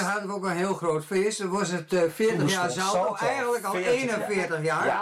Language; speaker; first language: Dutch; native; Dutch